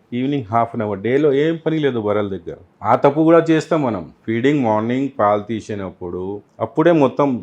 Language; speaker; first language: Telugu; non-native, local second language; Urdu